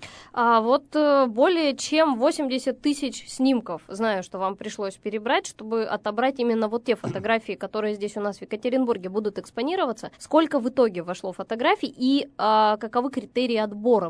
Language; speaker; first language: Russian; native; Russian